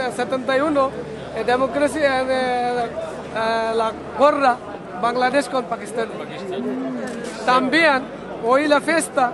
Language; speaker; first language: Spanish; non-native, learner; Bangla